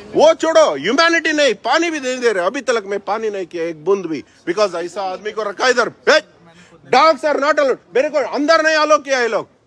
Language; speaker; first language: Hindi; non-native, local second language; Kannada